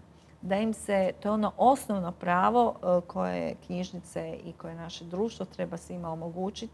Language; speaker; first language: Croatian; native; Croatian